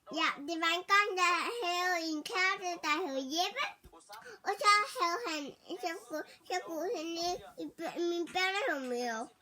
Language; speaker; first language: Danish; early bilingual, other home language; Vietnamese